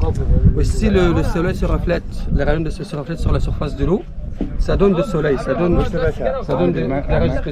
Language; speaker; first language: French; non-native, fluent; Arabic